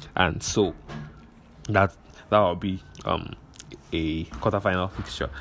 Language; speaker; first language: English; non-native, local second language; Igbo